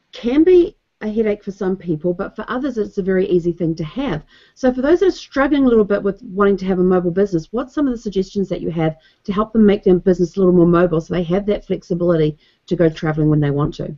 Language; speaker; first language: English; native; English